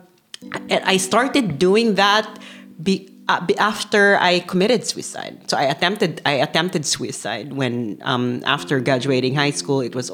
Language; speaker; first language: English; non-native, local second language; Filipino